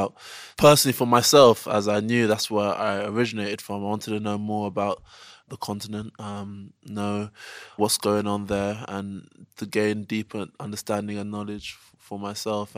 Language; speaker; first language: English; native; English